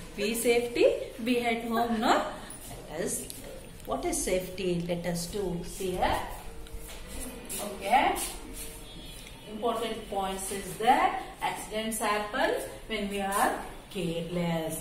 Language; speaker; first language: English; non-native, local second language; Kannada